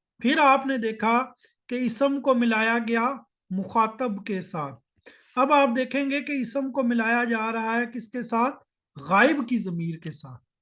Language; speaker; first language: Urdu; native; Urdu